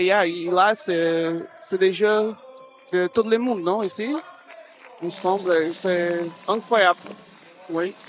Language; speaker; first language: French; non-native, fluent; Portuguese